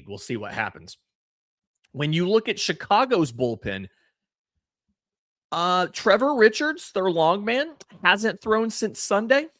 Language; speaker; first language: English; native; English